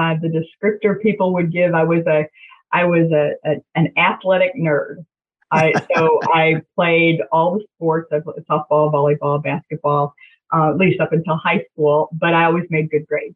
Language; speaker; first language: English; native; English